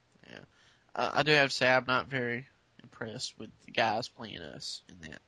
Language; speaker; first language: English; native; English